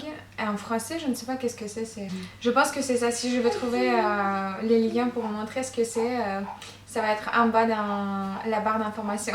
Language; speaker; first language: French; non-native, fluent; Russian